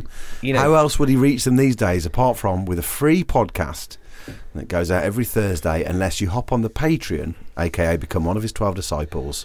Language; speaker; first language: English; native; English